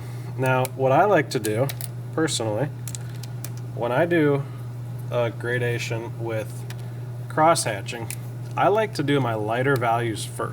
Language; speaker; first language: English; native; English